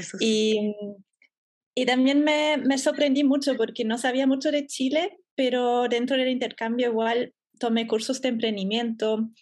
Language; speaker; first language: Spanish; non-native, fluent; German